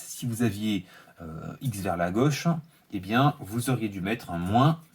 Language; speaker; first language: French; native; French